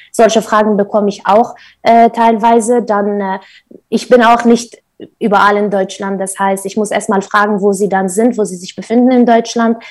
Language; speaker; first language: German; non-native, fluent; Kurdish